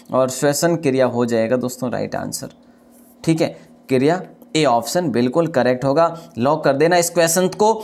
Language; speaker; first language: Hindi; native; Hindi